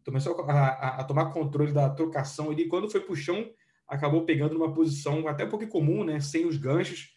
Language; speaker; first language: Portuguese; native; Portuguese